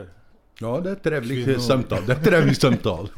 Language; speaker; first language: Swedish; non-native, fluent; Portuguese